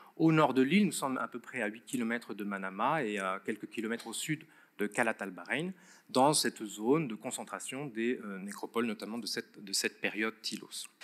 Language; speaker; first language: French; native; French